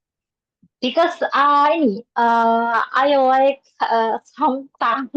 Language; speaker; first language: English; non-native, learner; Indonesian